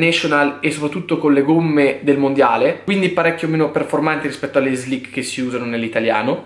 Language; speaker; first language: Italian; native; Italian